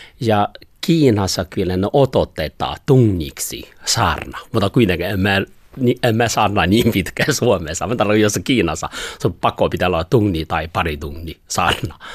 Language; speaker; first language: Finnish; non-native, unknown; Chinese